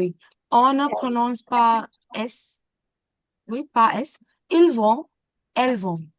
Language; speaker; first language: French; non-native, fluent; Hindi